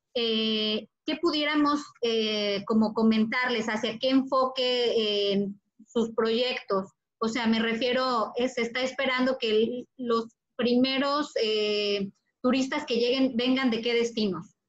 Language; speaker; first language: Spanish; native; Spanish